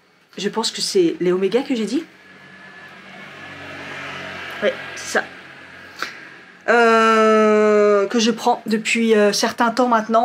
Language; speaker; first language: French; native; French